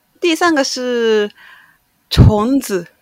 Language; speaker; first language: Chinese; non-native, learner; Japanese